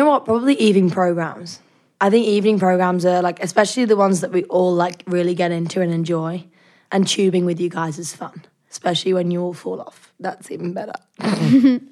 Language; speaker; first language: English; native; English